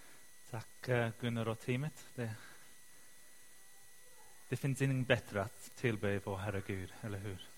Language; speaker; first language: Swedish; non-native, fluent; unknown